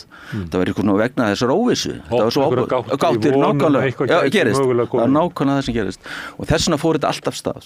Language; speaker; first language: Icelandic; native; Icelandic